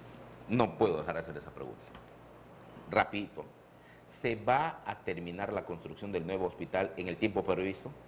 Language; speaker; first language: Spanish; native; Spanish